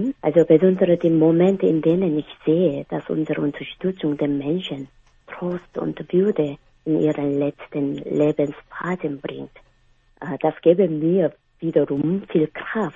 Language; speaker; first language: German; non-native, fluent; Korean